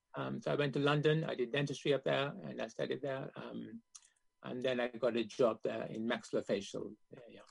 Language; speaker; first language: English; non-native, local second language; Gujarati